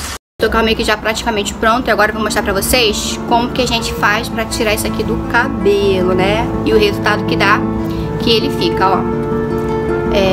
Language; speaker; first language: Portuguese; native; Portuguese